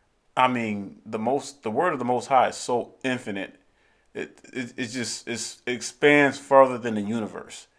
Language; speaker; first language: English; native; English